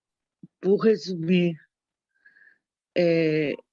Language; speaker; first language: French; non-native, learner; Portuguese